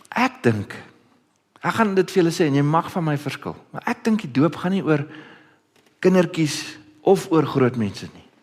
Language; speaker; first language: Afrikaans; early bilingual, other home language; Dutch